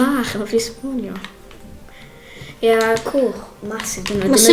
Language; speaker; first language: Welsh; native; Welsh